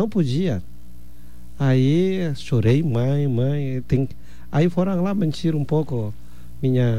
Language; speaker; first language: Portuguese; non-native, fluent; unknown